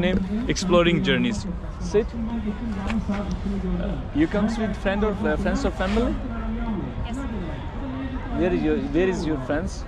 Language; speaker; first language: English; non-native, learner; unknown